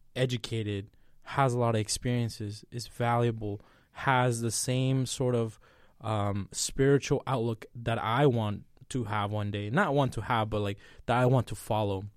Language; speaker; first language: English; early bilingual, other home language; Spanish